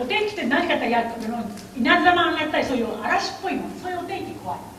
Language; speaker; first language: Japanese; native; Japanese